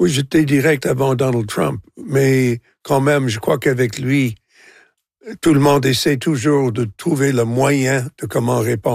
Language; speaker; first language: French; non-native, local second language; English